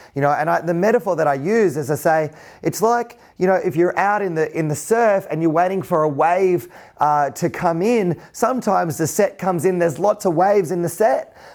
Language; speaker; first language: English; native; English